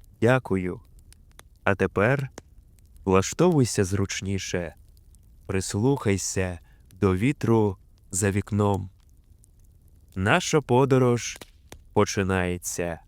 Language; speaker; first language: Ukrainian; native; Ukrainian